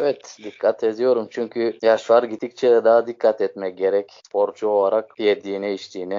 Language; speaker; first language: Turkish; native; Turkish